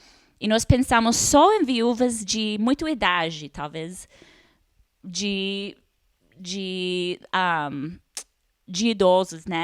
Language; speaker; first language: Portuguese; non-native, fluent; English